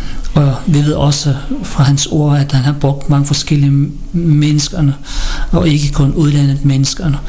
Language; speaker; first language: Danish; early bilingual, other home language; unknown